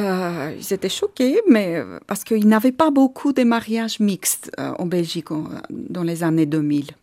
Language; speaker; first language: French; non-native, fluent; Armenian